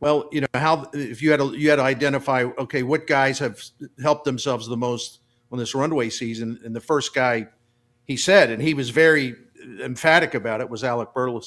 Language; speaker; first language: English; native; English